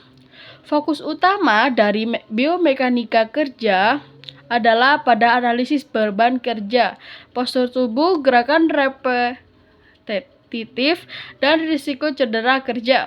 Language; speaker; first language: Indonesian; native; Indonesian